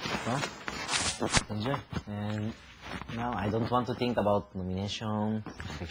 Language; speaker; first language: English; non-native, learner; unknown